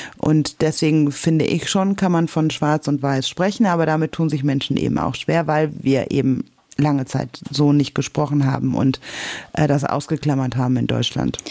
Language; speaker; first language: German; native; German